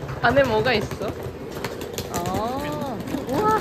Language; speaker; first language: Korean; non-native, learner; Japanese